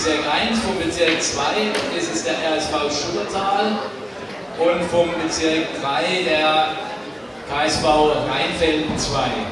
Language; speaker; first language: German; native; German